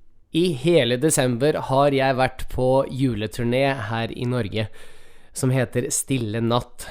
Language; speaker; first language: Norwegian; early bilingual, other home language; Russian